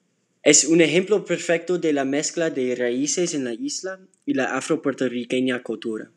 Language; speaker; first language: Spanish; non-native, learner; English